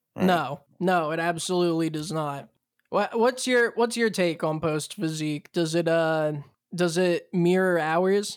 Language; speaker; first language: English; native; English